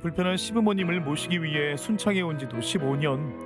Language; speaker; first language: Korean; native; Korean